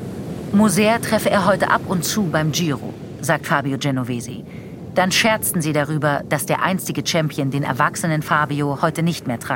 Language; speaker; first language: German; native; German